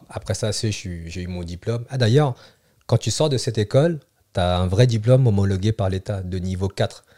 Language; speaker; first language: French; early bilingual, other home language; Vietnamese